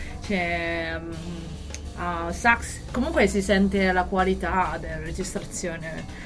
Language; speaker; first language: Italian; non-native, fluent; Chinese